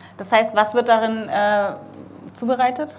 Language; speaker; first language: German; native; German